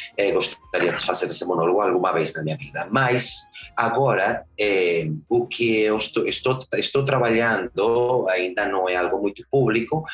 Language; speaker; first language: Portuguese; early bilingual, heritage; Spanish